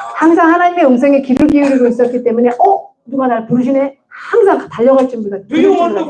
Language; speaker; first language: Korean; native; Korean